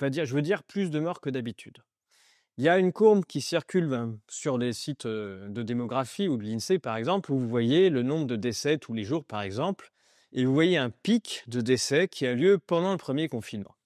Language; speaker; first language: French; native; French